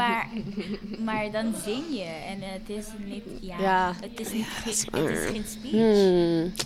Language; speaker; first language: Dutch; non-native, fluent; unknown